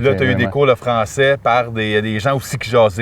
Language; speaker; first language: French; native; French